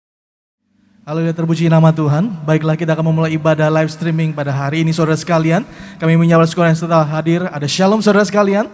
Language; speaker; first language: Indonesian; native; Indonesian